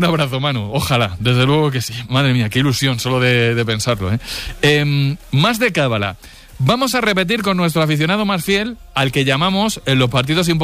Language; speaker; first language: Spanish; native; Spanish